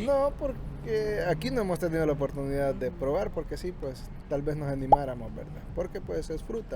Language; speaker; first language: Spanish; native; Spanish